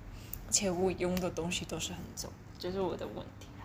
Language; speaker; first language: Chinese; early bilingual, heritage; Chinese